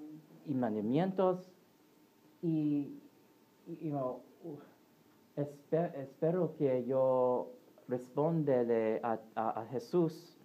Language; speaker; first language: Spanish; non-native, learner; English